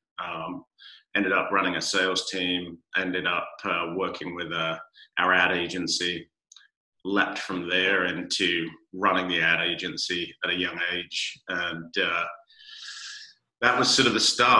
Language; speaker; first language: English; native; English